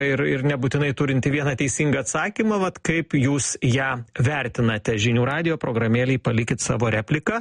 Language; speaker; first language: Lithuanian; native; Lithuanian